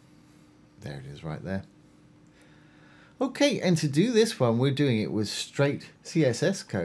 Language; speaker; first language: English; native; English